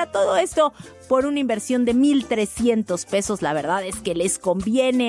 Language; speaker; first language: Spanish; native; Spanish